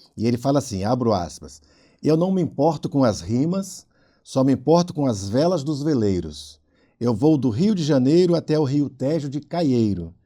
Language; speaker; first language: Portuguese; native; Portuguese